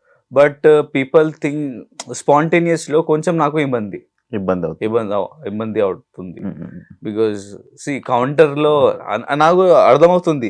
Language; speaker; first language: Telugu; non-native, learner; Hindi